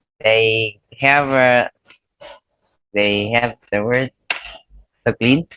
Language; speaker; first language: English; non-native, learner; Vietnamese